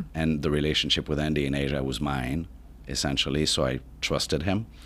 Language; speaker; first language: English; non-native, fluent; French